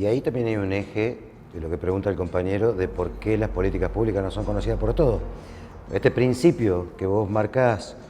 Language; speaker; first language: Spanish; native; Spanish